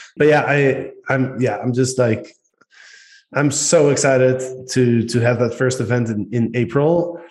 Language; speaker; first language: English; non-native, fluent; Dutch